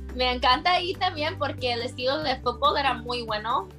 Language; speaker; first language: Spanish; early bilingual, heritage; Spanish